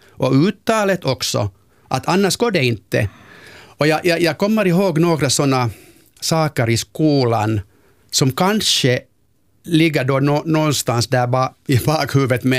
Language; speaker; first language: Swedish; non-native, local second language; Finnish